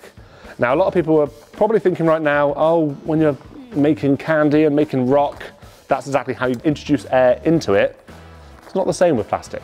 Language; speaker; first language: English; native; English